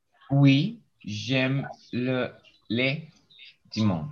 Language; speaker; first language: French; non-native, learner; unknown